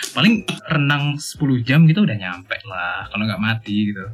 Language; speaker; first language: Indonesian; non-native, local second language; Javanese